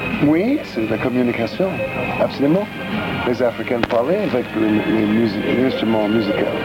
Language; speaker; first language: French; non-native, learner; English